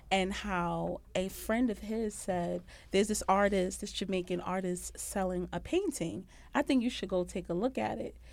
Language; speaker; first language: English; native; English